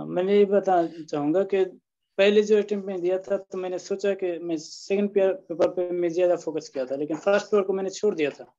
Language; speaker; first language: Hindi; non-native, local second language; Bangla